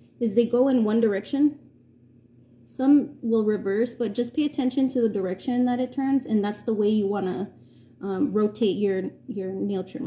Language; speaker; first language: English; native; English